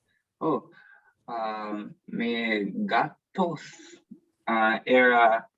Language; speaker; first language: Spanish; non-native, learner; English